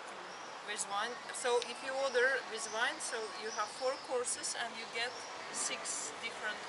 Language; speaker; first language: English; non-native, fluent; Russian